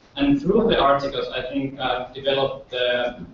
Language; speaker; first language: English; non-native, fluent; Finnish